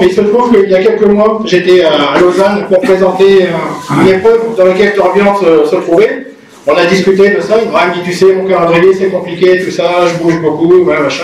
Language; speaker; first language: French; native; French